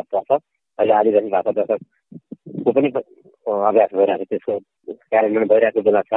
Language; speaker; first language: Nepali; native; Nepali